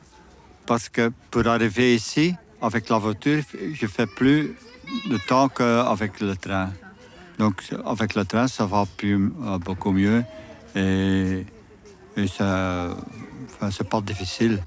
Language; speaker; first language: French; non-native, learner; Dutch